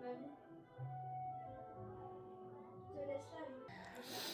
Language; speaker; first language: French; native; French